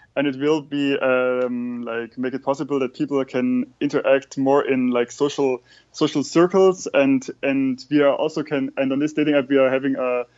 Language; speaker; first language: English; non-native, fluent; German